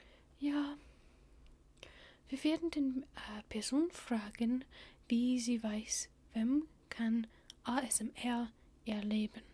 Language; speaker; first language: German; non-native, learner; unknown